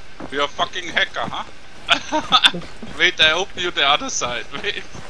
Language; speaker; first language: English; non-native, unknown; German